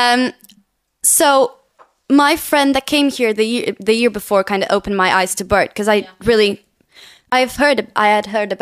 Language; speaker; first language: English; non-native, fluent; Portuguese